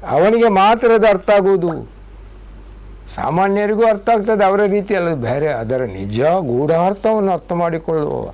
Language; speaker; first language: Kannada; non-native, local second language; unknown